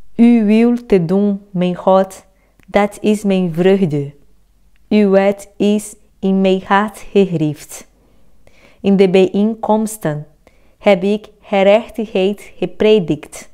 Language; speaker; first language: Dutch; non-native, fluent; Portuguese